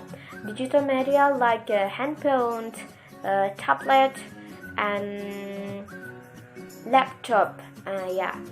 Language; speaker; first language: English; non-native, learner; Indonesian